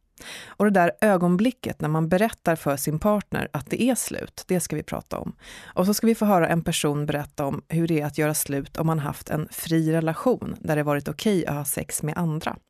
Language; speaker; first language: Swedish; native; Swedish